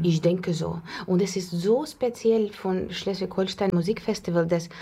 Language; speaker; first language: German; non-native, learner; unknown